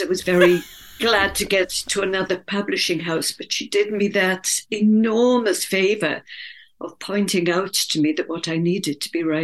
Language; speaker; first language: English; native; English